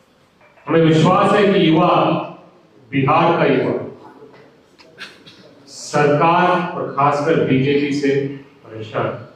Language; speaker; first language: Hindi; native; Hindi